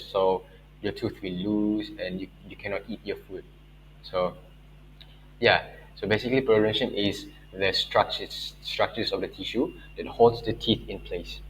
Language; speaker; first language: English; non-native, local second language; Malay